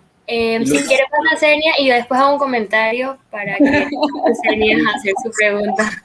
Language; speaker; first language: Spanish; native; Spanish